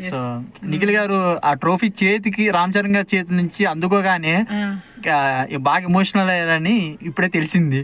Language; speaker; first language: Telugu; native; Telugu